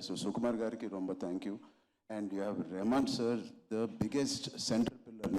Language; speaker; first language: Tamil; non-native, local second language; Telugu